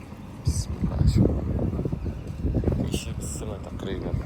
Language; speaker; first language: Arabic; native; Arabic